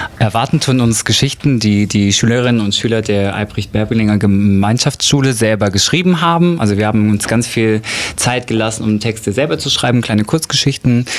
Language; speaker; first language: German; native; German